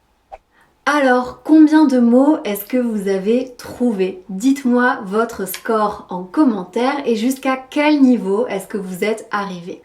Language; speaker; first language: French; native; French